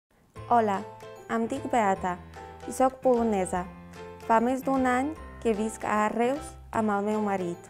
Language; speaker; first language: Catalan; non-native, learner; Polish